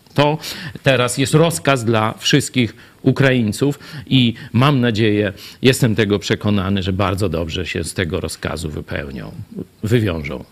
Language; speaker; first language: Polish; native; Polish